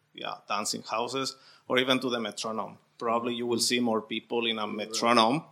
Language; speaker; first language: English; non-native, fluent; Spanish